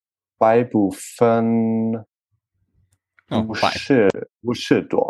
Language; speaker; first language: Chinese; non-native, learner; French